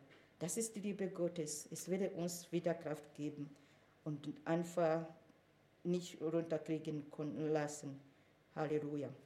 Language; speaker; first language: German; non-native, fluent; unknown